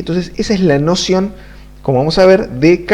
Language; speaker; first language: Spanish; native; Spanish